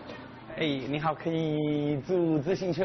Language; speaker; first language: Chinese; non-native, learner; English